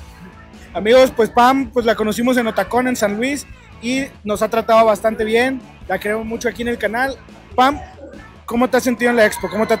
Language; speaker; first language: Spanish; native; Spanish